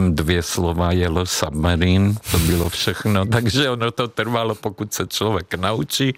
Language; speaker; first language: Czech; non-native, fluent; Hungarian